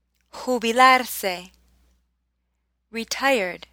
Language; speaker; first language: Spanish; non-native, fluent; English